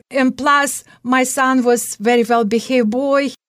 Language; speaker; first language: English; non-native, fluent; Russian